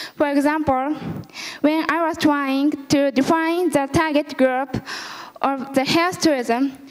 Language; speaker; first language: English; early bilingual, other home language; Japanese